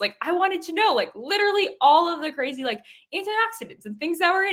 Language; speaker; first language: English; native; English